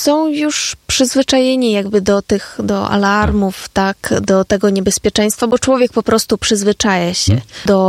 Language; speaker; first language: Polish; non-native, fluent; Ukrainian